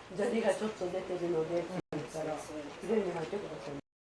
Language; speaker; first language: Japanese; native; Japanese